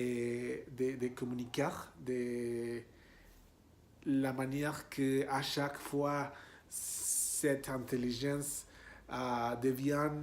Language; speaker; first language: French; non-native, learner; Spanish